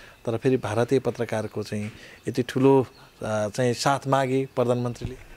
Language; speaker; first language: Nepali; native; Nepali